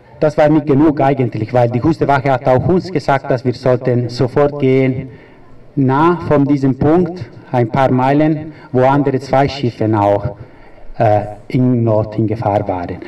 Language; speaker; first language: German; non-native, fluent; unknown